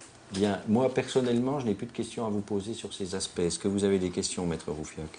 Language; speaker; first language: French; native; French